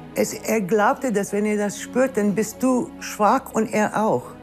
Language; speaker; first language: German; non-native, learner; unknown